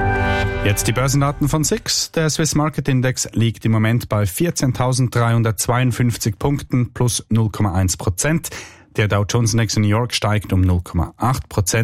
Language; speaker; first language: German; native; German